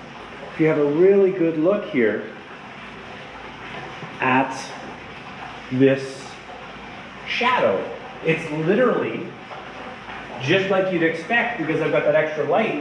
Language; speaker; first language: English; native; English